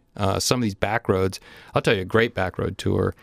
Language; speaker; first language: English; native; English